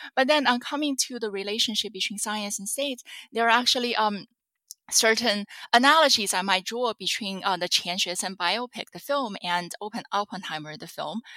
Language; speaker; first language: English; non-native, fluent; Chinese